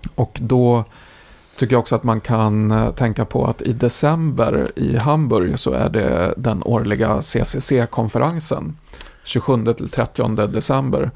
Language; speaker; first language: Swedish; native; Swedish